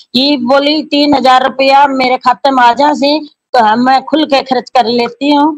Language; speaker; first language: Hindi; native; Hindi